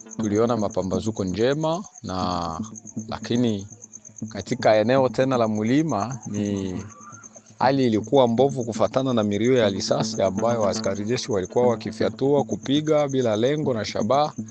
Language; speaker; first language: Swahili; native; Swahili